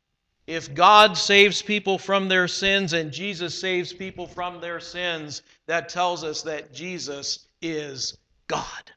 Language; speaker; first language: English; native; English